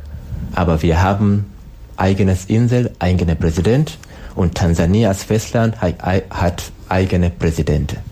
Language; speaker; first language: German; non-native, learner; Swahili